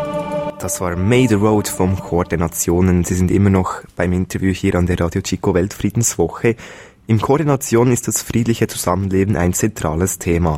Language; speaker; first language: German; native; German